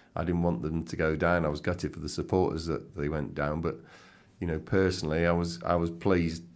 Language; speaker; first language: English; native; English